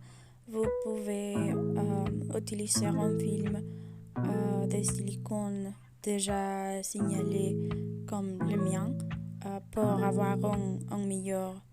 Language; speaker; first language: French; non-native, learner; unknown